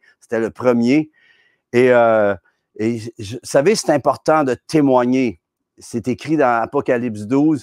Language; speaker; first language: French; native; French